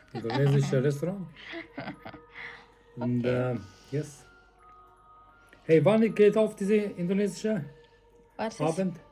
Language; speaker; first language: German; early bilingual, other home language; Indonesian